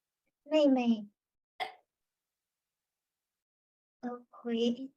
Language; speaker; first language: Chinese; non-native, learner; English